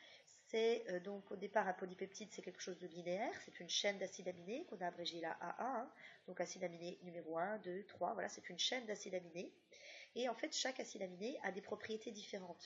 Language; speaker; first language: French; native; French